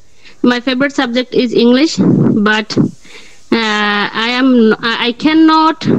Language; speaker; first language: English; non-native, learner; Bangla